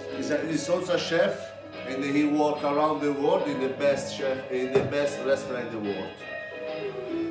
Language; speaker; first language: English; non-native, learner; Italian